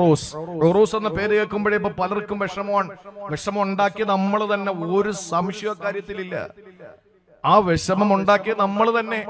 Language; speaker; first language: Malayalam; native; Malayalam